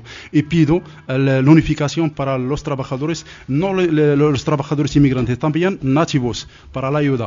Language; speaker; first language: Spanish; non-native, learner; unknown